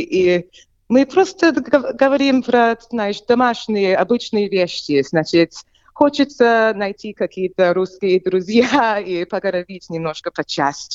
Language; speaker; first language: Russian; early bilingual, heritage; English